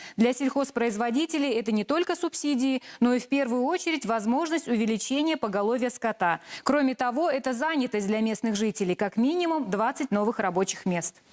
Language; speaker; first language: Russian; native; Russian